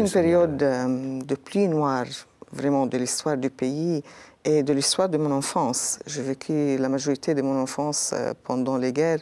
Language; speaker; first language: French; non-native, local second language; Arabic